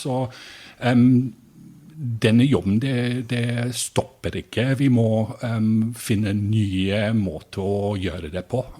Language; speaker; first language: Norwegian; non-native, fluent; English